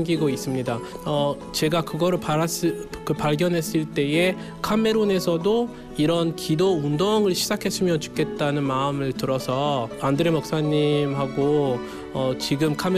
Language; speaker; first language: Korean; non-native, fluent; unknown